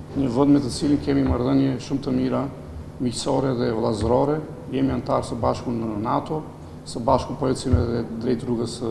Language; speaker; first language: Albanian; non-native, local second language; Macedonian